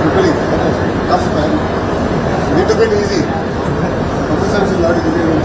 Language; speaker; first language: English; non-native, local second language; Telugu